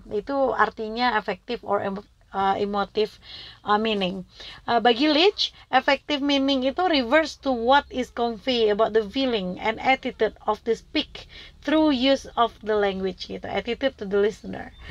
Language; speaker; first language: English; non-native, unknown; Indonesian